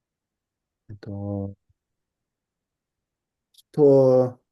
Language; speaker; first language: Japanese; non-native, learner; English